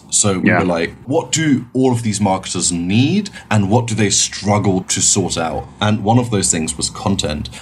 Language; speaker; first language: English; non-native, fluent; German